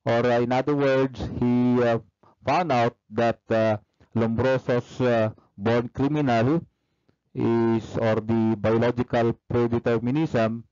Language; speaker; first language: English; non-native, local second language; Filipino